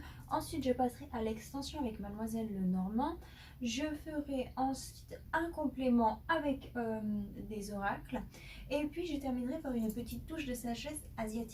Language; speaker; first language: French; native; French